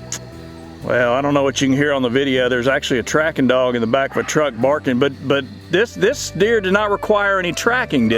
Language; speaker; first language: English; native; English